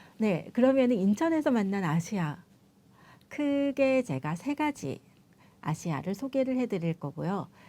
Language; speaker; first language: Korean; native; Korean